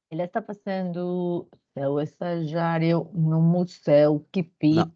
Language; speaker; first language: Portuguese; non-native, learner; Spanish